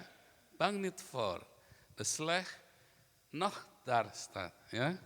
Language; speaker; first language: Dutch; non-native, learner; Indonesian